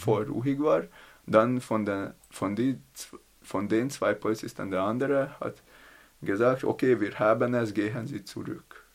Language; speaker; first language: German; non-native, learner; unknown